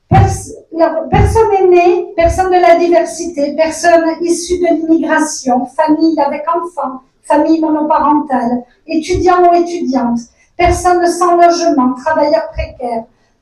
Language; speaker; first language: French; native; French